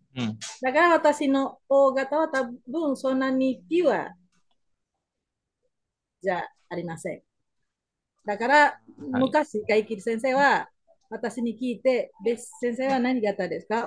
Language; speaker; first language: Japanese; non-native, learner; Indonesian